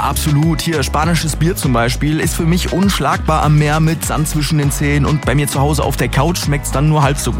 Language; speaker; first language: German; native; German